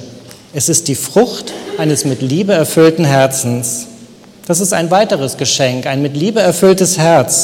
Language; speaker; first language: German; native; German